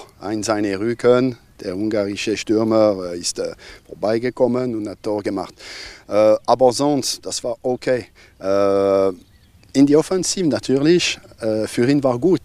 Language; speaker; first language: German; non-native, local second language; French